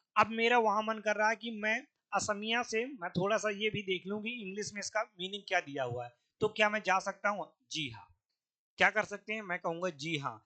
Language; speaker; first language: Hindi; native; Hindi